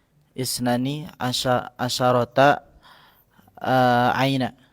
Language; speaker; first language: Arabic; non-native, learner; Indonesian